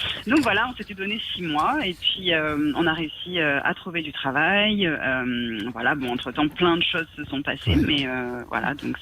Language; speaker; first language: French; native; French